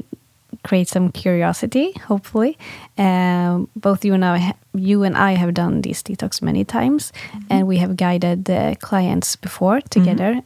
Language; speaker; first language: English; non-native, fluent; Swedish